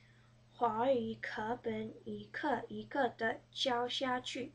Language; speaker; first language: Chinese; early bilingual, heritage; Chinese